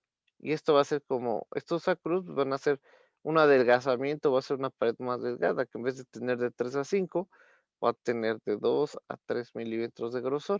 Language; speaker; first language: Spanish; native; Spanish